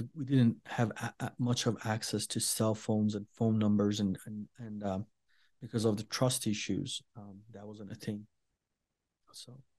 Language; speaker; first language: English; non-native, fluent; Persian